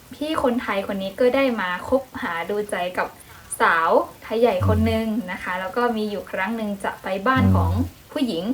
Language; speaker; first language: Thai; non-native, fluent; Burmese